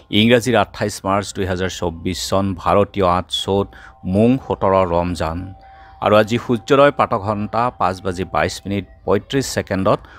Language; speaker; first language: Assamese; native; Assamese